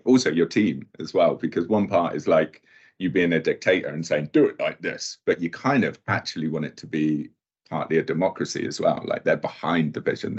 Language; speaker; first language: English; native; English